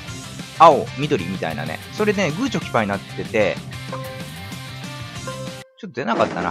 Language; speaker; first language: Japanese; native; Japanese